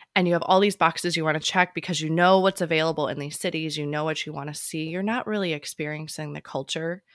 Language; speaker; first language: English; native; English